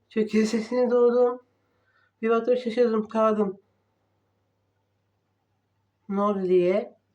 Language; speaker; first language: Turkish; non-native, learner; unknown